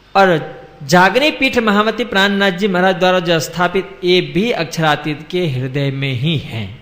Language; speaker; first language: Hindi; non-native, local second language; Gujarati